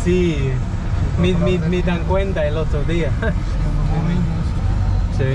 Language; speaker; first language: Spanish; non-native, learner; English